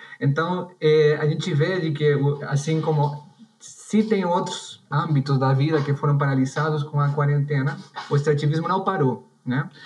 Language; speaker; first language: Portuguese; non-native, fluent; Spanish